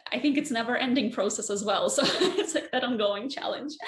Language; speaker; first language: English; non-native, fluent; Russian